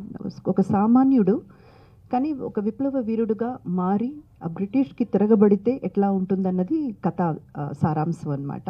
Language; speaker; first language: Telugu; native; Telugu